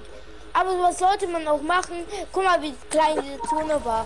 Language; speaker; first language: German; early bilingual, other home language; Turkish